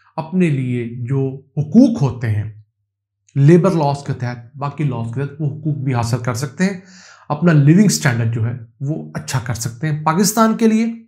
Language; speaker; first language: Urdu; native; Urdu